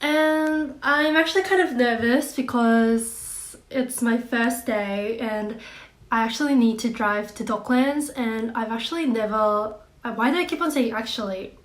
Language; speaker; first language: English; non-native, fluent; Korean